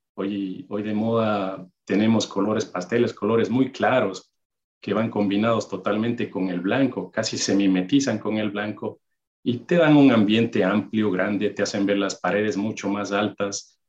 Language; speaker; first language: Spanish; native; Spanish